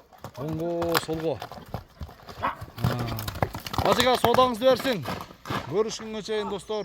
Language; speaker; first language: Kyrgyz; native; Kyrgyz